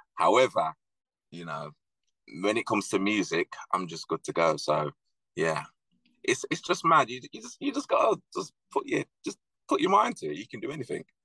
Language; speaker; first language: English; native; English